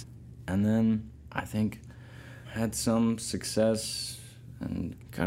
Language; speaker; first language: English; native; English